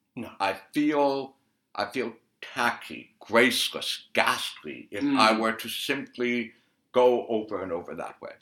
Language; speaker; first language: English; native; English